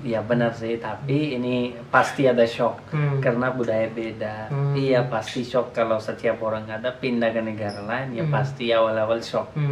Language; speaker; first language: Indonesian; non-native, learner; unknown